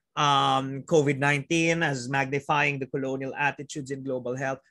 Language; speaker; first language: English; non-native, local second language; Filipino